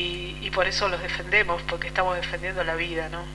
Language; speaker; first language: Spanish; native; Spanish